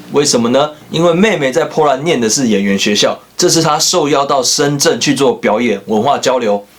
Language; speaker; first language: Chinese; native; Chinese